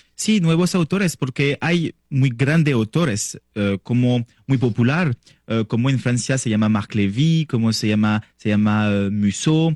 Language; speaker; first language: Spanish; non-native, learner; French